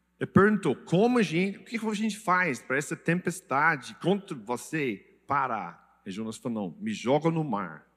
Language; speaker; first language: Portuguese; non-native, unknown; English